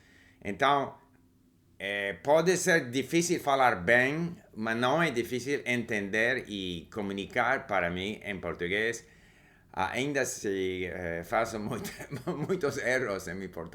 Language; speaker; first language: Portuguese; non-native, learner; English